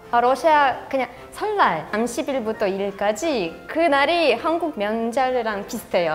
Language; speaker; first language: Korean; non-native, fluent; Russian